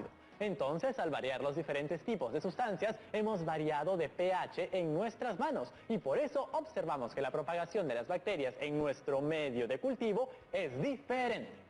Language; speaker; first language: Spanish; native; Spanish